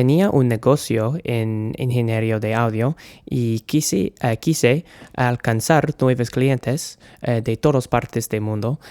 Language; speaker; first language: Spanish; non-native, learner; English